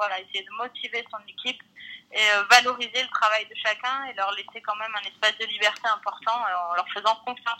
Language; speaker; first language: French; native; French